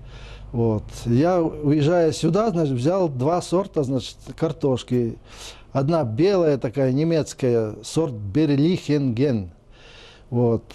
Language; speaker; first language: Russian; non-native, local second language; Ukrainian